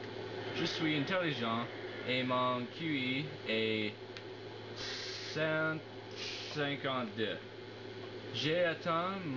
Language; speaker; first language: French; non-native, learner; English